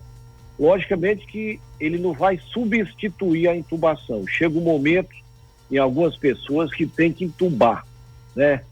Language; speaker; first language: Portuguese; native; Portuguese